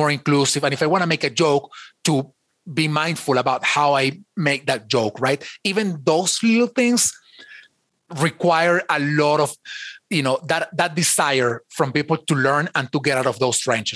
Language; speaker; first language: English; non-native, fluent; Spanish